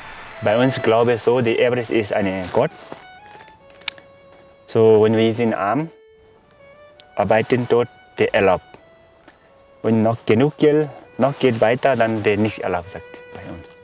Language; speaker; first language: German; non-native, learner; Sherpa